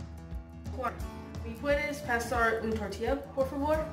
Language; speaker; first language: Spanish; non-native, learner; English